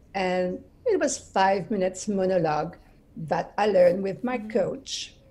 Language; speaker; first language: English; non-native, fluent; French